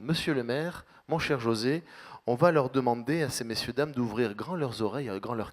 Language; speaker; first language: French; native; French